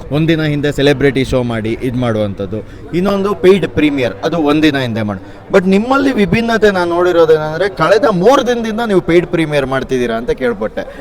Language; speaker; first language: Kannada; native; Kannada